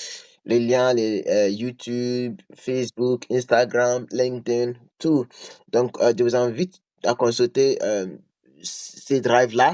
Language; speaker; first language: French; non-native, learner; English